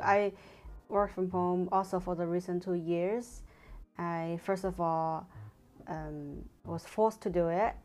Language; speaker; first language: English; non-native, fluent; Chinese